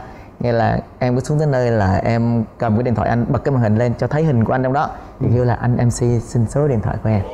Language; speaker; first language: Vietnamese; native; Vietnamese